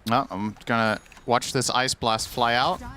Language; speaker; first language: English; native; English